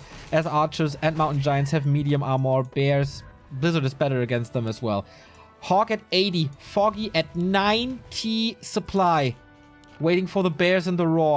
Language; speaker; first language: English; non-native, fluent; German